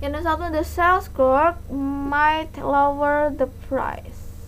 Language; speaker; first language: English; non-native, fluent; Indonesian